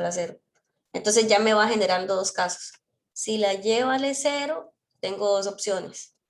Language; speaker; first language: Spanish; native; Spanish